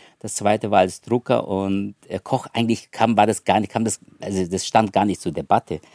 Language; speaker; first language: German; early bilingual, other home language; Turkish